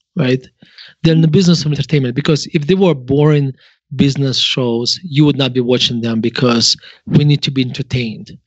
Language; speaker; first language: English; non-native, fluent; Russian